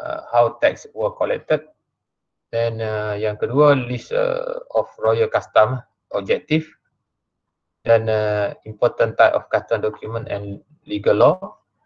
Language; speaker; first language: English; non-native, local second language; Malay